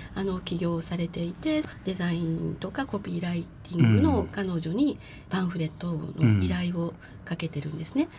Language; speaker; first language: Japanese; native; Japanese